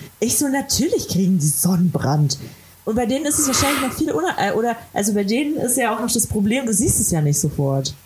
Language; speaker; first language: German; native; German